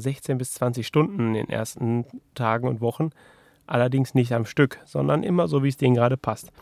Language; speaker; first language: German; native; German